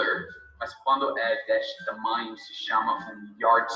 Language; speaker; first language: Portuguese; non-native, fluent; English